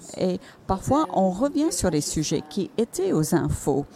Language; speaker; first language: French; non-native, fluent; Finnish